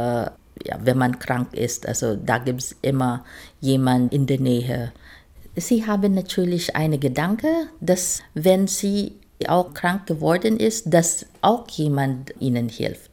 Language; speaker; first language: German; non-native, fluent; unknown